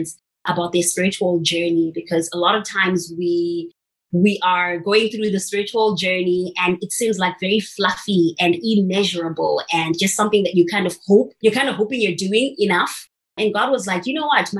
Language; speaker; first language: English; non-native, local second language; Shona